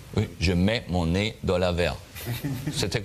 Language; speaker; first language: French; non-native, learner; German